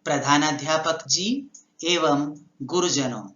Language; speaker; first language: Hindi; non-native, local second language; Telugu